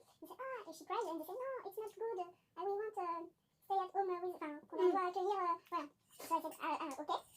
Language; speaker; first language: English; non-native, learner; French